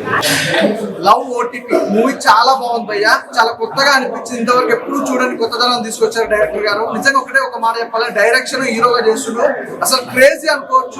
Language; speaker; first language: Telugu; native; Telugu